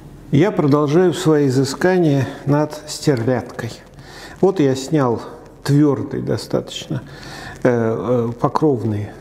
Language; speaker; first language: Russian; native; Russian